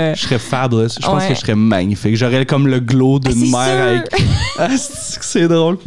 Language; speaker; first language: French; native; French